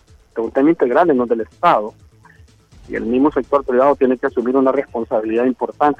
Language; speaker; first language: Spanish; native; Spanish